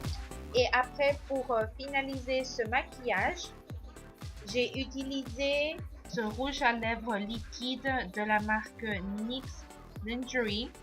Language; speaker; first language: French; non-native, learner; Spanish